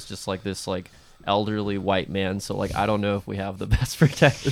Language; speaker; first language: English; early bilingual, other home language; Spanish